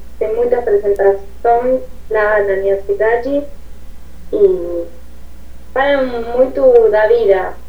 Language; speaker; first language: Portuguese; non-native, learner; Spanish